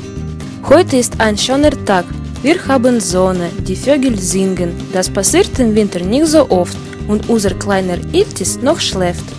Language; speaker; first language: German; non-native, learner; Russian